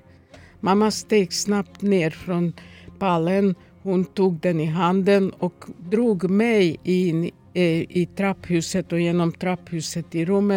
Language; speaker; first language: Swedish; non-native, fluent; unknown